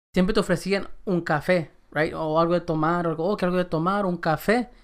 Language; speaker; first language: Spanish; early bilingual, heritage; Spanish